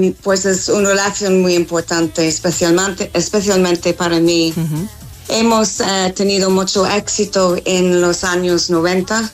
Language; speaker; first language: Spanish; non-native, fluent; English